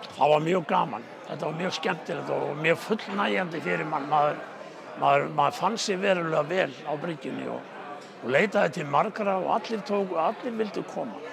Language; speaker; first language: Icelandic; native; Icelandic